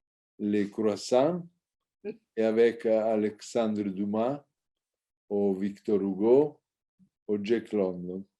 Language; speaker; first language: French; non-native, learner; Italian